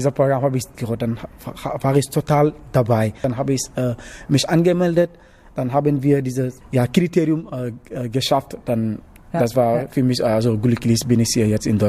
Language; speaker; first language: German; non-native, fluent; Wolof